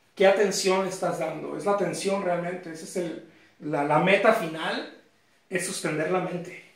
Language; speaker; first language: Spanish; native; Spanish